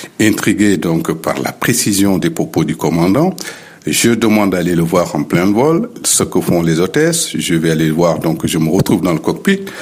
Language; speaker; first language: French; non-native, local second language; Fula